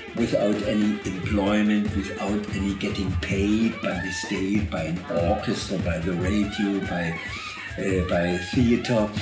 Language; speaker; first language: English; non-native, fluent; German